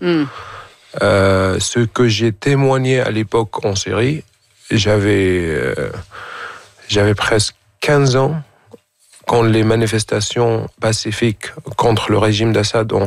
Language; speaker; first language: French; non-native, fluent; Arabic